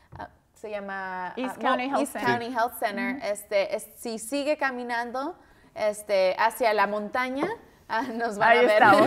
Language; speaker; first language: Spanish; early bilingual, heritage; Spanish